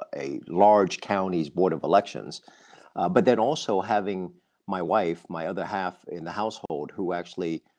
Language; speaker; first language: English; non-native, fluent; Vietnamese